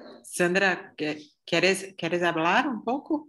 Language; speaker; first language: Spanish; non-native, learner; Portuguese